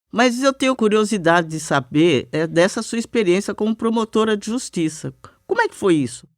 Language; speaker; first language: Portuguese; native; Portuguese